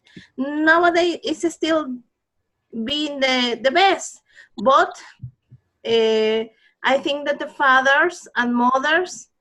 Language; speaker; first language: English; non-native, learner; Spanish